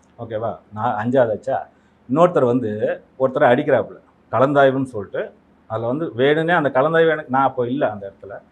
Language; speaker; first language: Tamil; non-native, local second language; Telugu